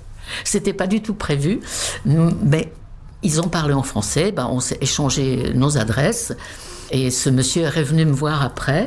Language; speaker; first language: French; non-native, fluent; Czech